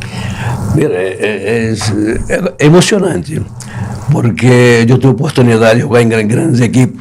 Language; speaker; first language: Spanish; non-native, learner; Portuguese